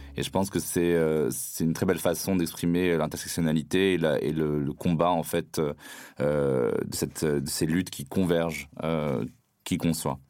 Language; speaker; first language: French; non-native, local second language; Arabic